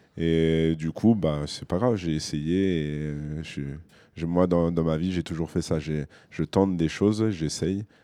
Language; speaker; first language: French; native; French